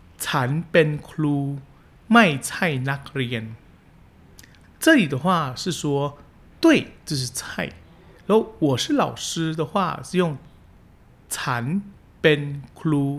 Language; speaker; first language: Chinese; early bilingual, heritage; Chinese